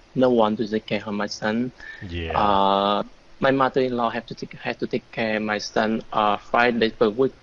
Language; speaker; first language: English; non-native, learner; Vietnamese